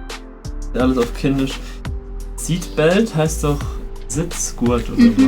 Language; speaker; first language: German; native; German